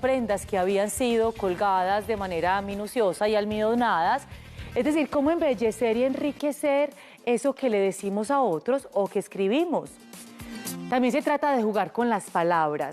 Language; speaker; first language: Spanish; native; Spanish